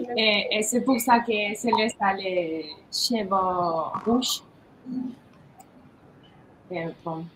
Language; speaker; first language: French; non-native, learner; Spanish